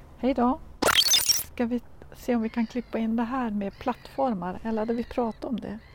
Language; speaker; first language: Swedish; native; Swedish